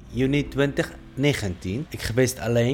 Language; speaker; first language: Dutch; non-native, learner; Arabic